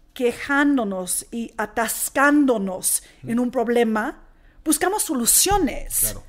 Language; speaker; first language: Spanish; non-native, fluent; English